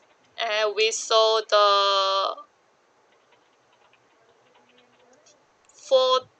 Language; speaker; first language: English; non-native, learner; Korean